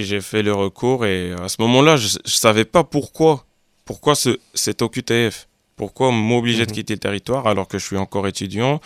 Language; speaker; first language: French; non-native, local second language; Arabic